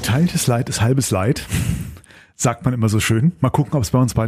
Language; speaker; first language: German; native; German